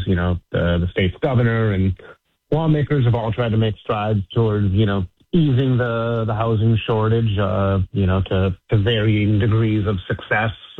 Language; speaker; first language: English; native; English